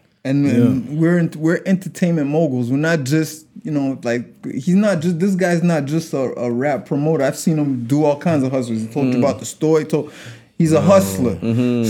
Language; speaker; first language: English; native; English